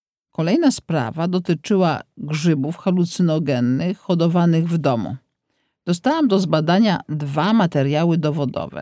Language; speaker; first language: Polish; native; Polish